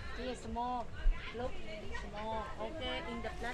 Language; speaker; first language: English; non-native, learner; Vietnamese